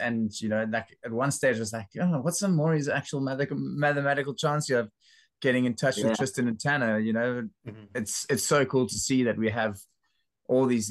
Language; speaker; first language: English; native; English